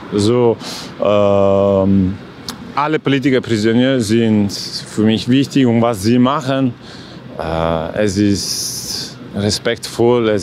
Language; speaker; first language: German; non-native, learner; Russian